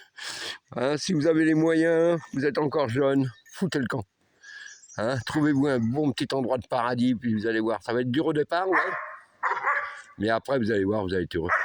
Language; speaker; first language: French; native; French